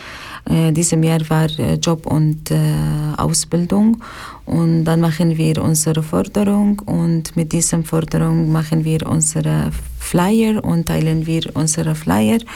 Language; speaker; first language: German; non-native, learner; Arabic